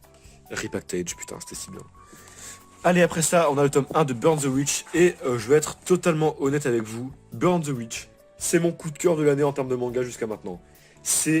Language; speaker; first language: French; native; French